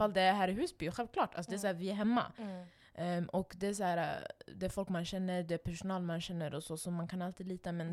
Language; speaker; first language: Swedish; non-native, local second language; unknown